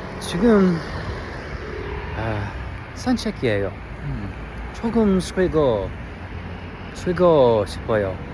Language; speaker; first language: Korean; non-native, learner; English